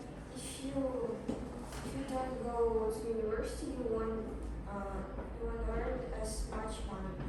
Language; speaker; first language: English; non-native, learner; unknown